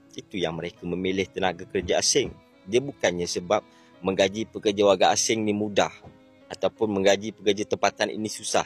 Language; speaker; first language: Malay; native; Malay